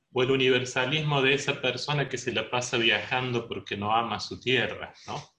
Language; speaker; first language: Spanish; native; Spanish